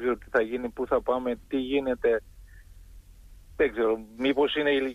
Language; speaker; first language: Greek; non-native, fluent; Arabic